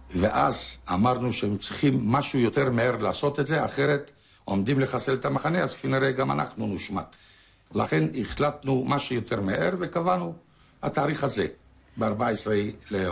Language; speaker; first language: Hebrew; non-native, fluent; Polish